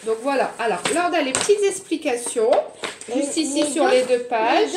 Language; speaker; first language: French; native; French